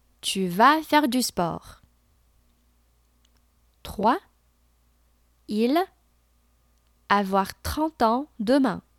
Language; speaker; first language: French; non-native, fluent; Chinese